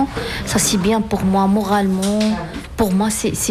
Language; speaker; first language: French; non-native, learner; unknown